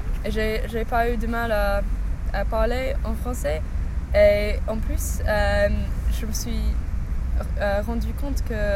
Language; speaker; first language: French; non-native, fluent; English